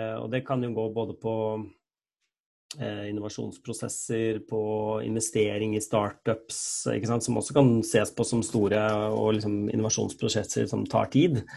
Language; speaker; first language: Norwegian; native; Norwegian